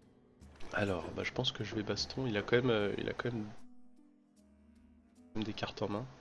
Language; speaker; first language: French; native; French